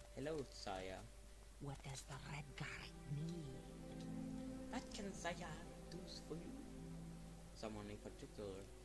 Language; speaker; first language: English; non-native, fluent; Swedish